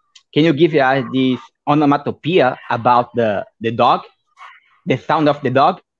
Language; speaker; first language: English; non-native, fluent; Portuguese